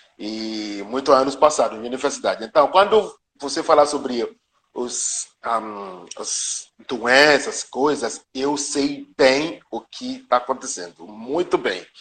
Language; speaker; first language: Portuguese; non-native, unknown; Yoruba